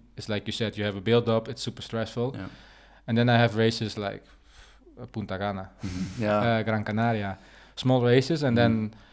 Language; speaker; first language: English; non-native, fluent; Dutch